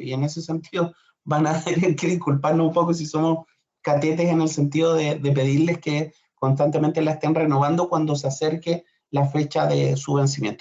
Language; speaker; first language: Spanish; native; Spanish